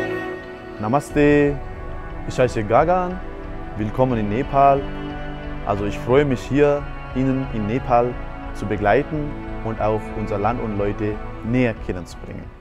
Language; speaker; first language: German; non-native, fluent; Nepali